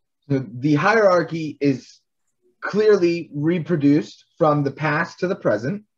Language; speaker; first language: English; native; English